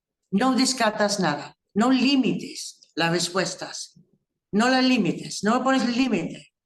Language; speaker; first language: Spanish; non-native, fluent; English